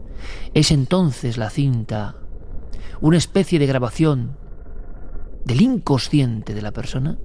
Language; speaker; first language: Spanish; native; Spanish